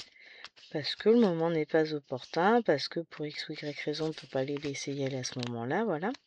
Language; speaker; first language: French; native; French